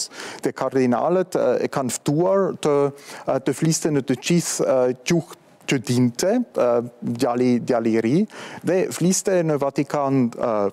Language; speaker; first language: Albanian; non-native, fluent; German